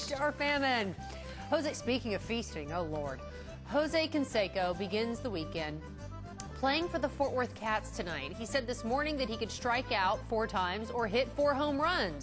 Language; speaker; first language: English; native; English